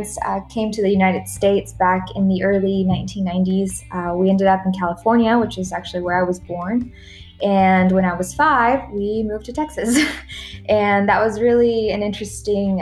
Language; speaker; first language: English; early bilingual, other home language; Spanish